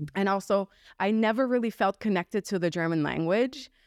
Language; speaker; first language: English; non-native, fluent; German